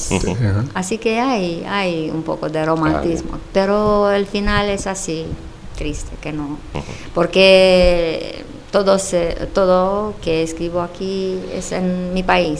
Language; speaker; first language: Spanish; non-native, fluent; Romanian